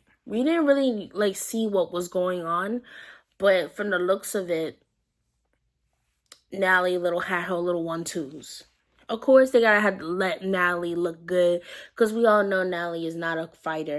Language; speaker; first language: English; native; English